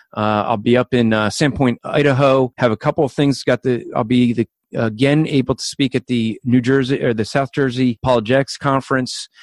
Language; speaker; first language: English; native; English